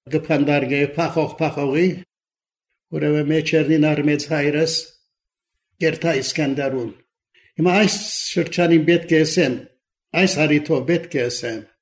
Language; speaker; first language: Armenian; early bilingual, heritage; Armenian